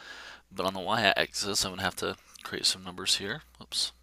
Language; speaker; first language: English; native; English